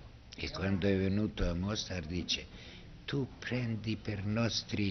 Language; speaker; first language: Italian; non-native, learner; Bosnian